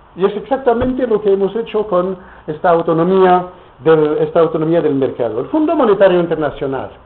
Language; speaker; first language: Spanish; non-native, fluent; French